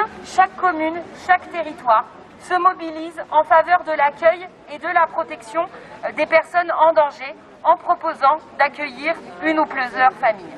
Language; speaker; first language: French; native; French